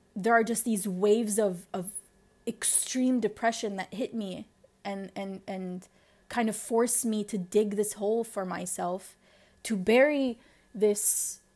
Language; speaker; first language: English; non-native, fluent; Arabic